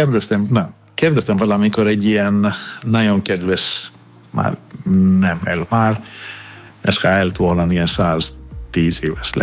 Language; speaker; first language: Hungarian; non-native, fluent; Greek